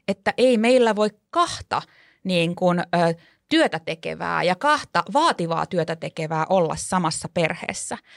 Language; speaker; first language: Finnish; native; Finnish